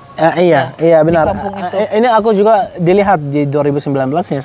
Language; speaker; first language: Indonesian; non-native, fluent; Arabic